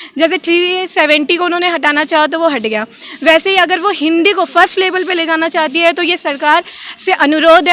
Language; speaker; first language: Hindi; native; Hindi